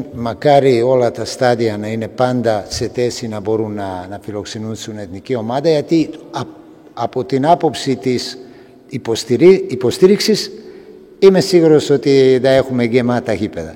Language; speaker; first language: Greek; non-native, fluent; Serbian